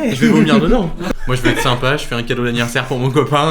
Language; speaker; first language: French; native; French